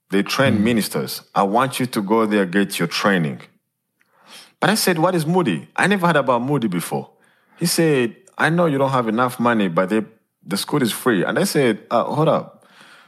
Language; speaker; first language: English; non-native, local second language; Kinyarwanda